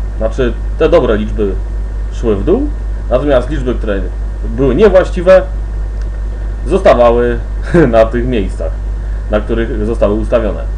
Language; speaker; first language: Polish; native; Polish